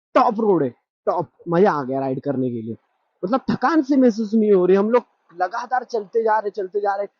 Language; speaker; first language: Hindi; non-native, local second language; Marathi